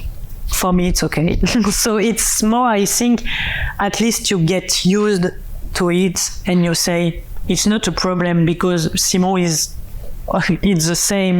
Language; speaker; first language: English; non-native, fluent; French